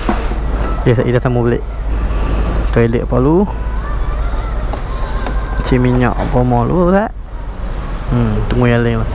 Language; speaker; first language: Malay; native; Malay